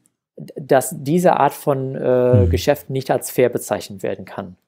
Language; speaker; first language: German; non-native, fluent; English